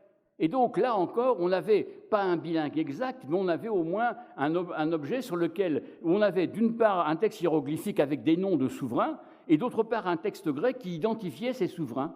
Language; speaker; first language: French; native; French